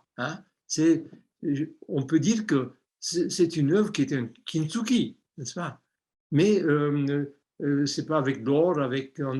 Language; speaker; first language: French; non-native, fluent; Armenian